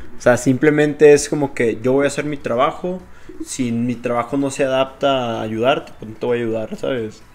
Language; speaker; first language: Spanish; native; Spanish